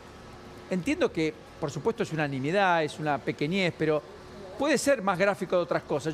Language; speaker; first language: Spanish; native; Spanish